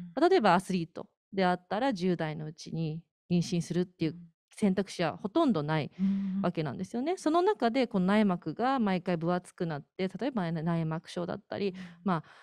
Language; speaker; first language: Japanese; native; Japanese